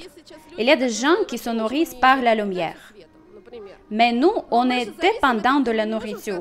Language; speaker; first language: French; non-native, fluent; Russian